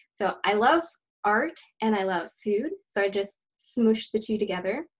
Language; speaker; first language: English; native; English